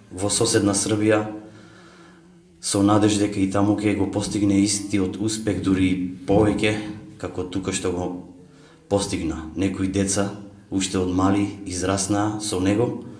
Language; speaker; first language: Macedonian; native; Macedonian